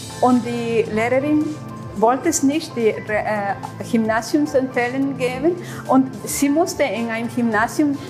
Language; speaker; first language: German; non-native, learner; Spanish